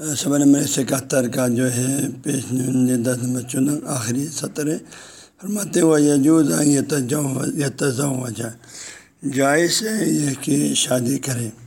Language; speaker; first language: Urdu; non-native, local second language; Balti